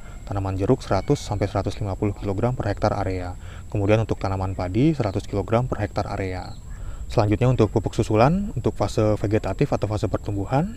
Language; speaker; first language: Indonesian; native; Indonesian